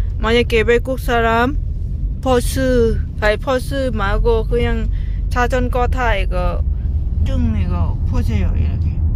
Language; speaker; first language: Korean; non-native, learner; Lao